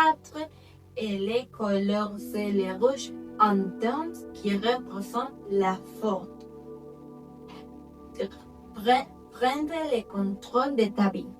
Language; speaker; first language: French; non-native, learner; Spanish